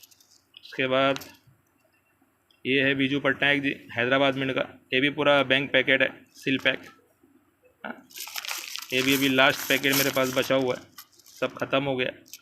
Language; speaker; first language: Hindi; native; Hindi